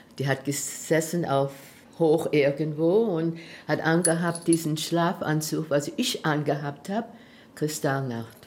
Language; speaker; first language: German; early bilingual, heritage; German